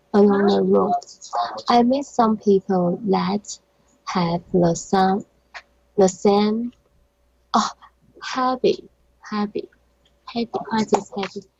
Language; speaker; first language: English; non-native, learner; Chinese